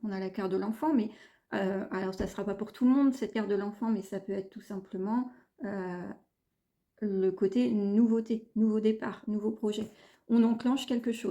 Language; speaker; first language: French; native; French